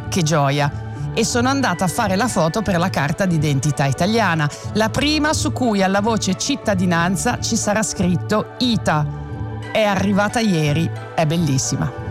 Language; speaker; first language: Italian; non-native, fluent; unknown